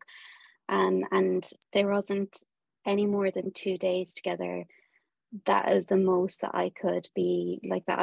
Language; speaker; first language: English; native; English